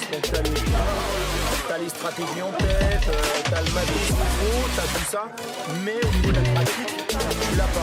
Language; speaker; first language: French; native; French